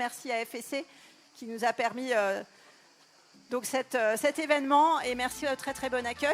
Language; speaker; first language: French; native; French